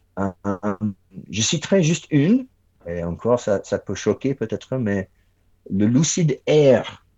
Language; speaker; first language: French; non-native, fluent; English